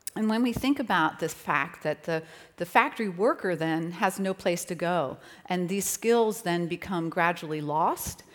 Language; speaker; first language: English; native; English